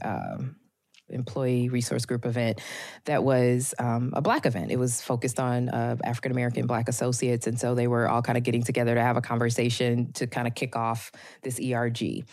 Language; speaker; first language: English; native; English